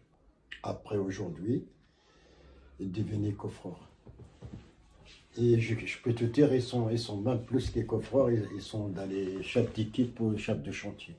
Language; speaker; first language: French; non-native, fluent; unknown